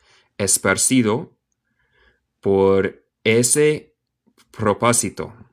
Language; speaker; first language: Spanish; non-native, learner; English